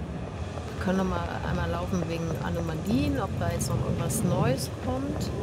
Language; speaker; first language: German; native; German